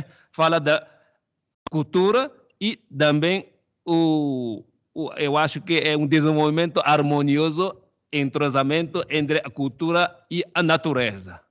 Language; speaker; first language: Portuguese; non-native, fluent; Chinese